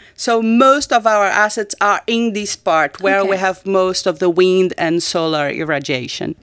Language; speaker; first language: English; non-native, fluent; Portuguese